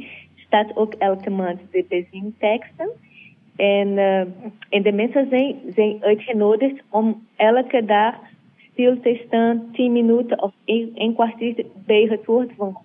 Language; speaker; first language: Dutch; non-native, learner; Portuguese